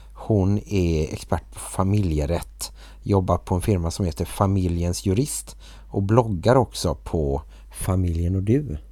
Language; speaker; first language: Swedish; native; Swedish